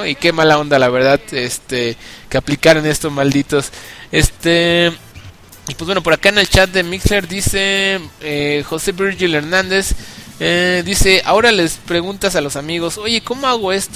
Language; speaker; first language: Spanish; native; Spanish